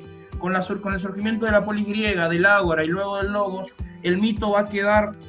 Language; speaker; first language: Spanish; native; Spanish